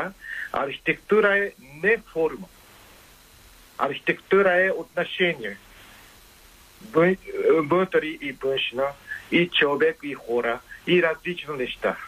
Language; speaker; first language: Bulgarian; non-native, learner; Japanese